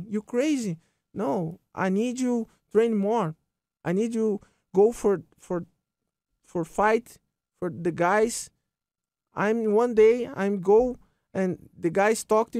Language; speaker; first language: English; non-native, learner; Portuguese